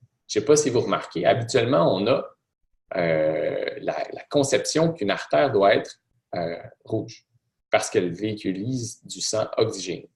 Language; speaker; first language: French; native; French